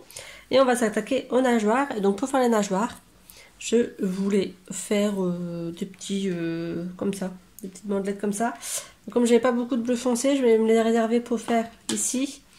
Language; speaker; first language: French; native; French